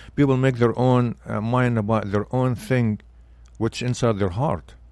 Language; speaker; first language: English; non-native, fluent; Arabic